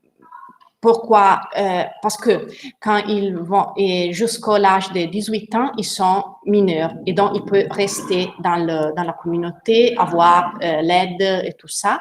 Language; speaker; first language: French; non-native, learner; Italian